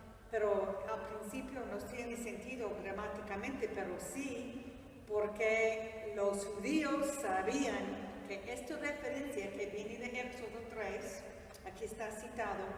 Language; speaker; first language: Spanish; non-native, fluent; English